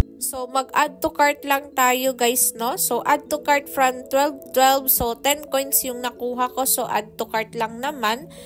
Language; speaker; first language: Filipino; non-native, local second language; Cebuano